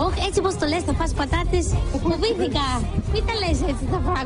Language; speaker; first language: Greek; early bilingual, heritage; Greek